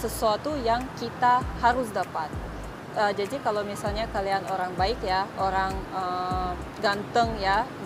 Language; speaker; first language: Indonesian; non-native, fluent; Russian